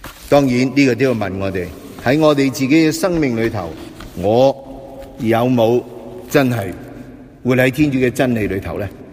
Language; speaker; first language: Cantonese; native; Cantonese